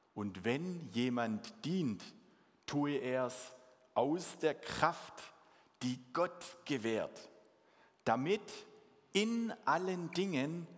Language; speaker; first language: German; non-native, local second language; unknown